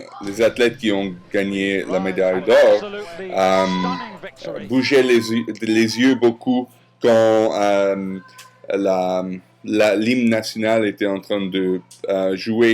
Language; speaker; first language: French; non-native, fluent; German